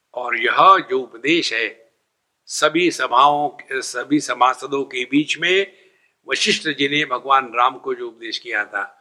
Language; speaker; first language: Hindi; non-native, local second language; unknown